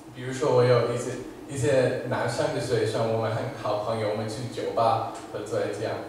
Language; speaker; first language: Chinese; non-native, fluent; English